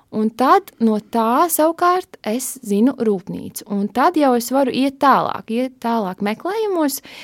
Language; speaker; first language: Latvian; native; Latvian